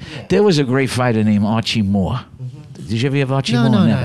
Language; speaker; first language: English; native; English